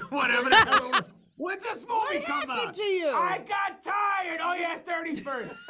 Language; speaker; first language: English; native; English